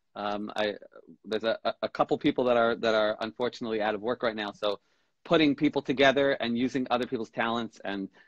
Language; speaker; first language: English; native; English